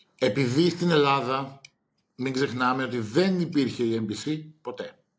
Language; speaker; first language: Greek; native; Greek